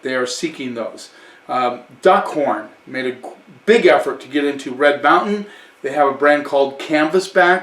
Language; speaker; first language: English; native; English